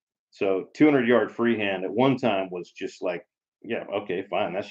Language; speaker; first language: English; native; English